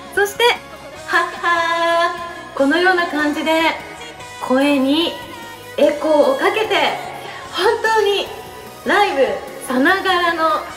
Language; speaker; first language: Japanese; native; Japanese